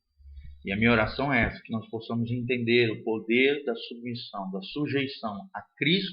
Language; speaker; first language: Portuguese; native; Portuguese